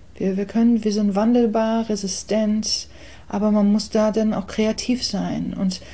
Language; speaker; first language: German; early bilingual, other home language; English